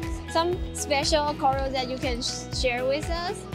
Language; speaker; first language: English; non-native, learner; Chinese